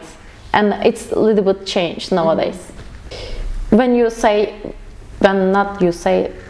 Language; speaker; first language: English; non-native, learner; Turkish